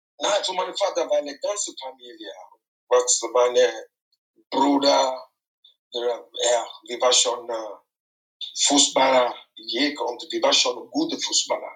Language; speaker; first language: German; non-native, fluent; French